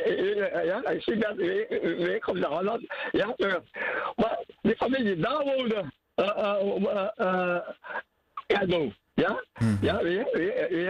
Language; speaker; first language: Dutch; non-native, learner; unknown